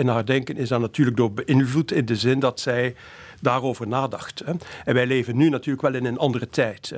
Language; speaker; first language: Dutch; native; Dutch